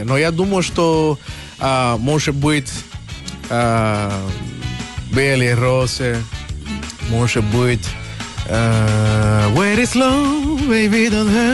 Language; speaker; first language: Russian; non-native, learner; Spanish